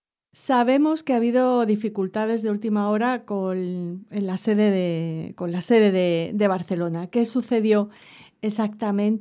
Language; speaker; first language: Spanish; native; Spanish